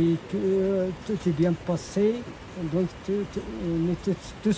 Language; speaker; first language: French; non-native, learner; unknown